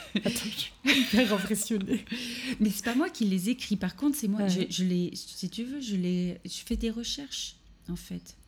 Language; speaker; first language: French; native; French